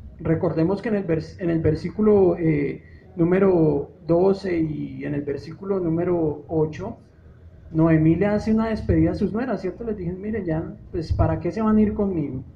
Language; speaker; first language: Spanish; native; Spanish